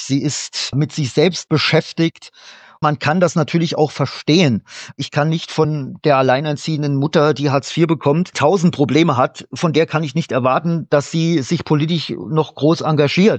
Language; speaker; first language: German; native; German